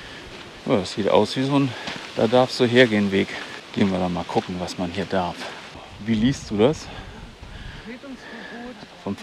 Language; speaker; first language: German; native; German